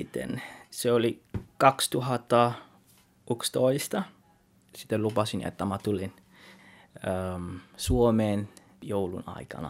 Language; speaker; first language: Finnish; non-native, learner; Tswana